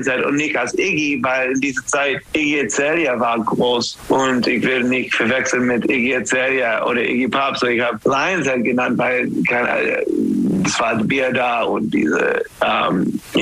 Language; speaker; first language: German; non-native, learner; English